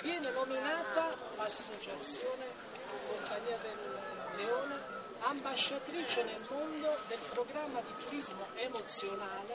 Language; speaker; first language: Italian; native; Italian